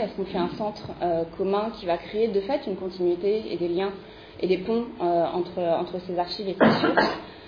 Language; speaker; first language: French; native; French